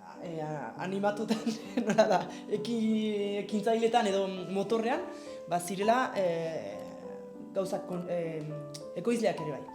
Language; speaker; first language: Basque; native; Basque